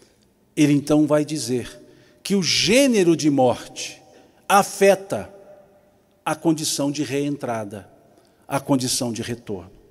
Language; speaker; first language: Portuguese; native; Portuguese